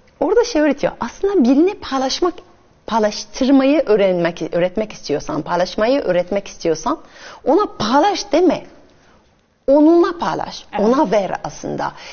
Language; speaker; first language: Turkish; non-native, fluent; French